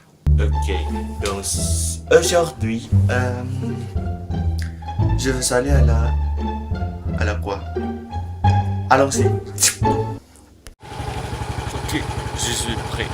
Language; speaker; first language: French; non-native, learner; Indonesian